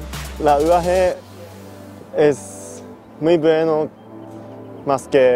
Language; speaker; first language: Spanish; non-native, learner; Japanese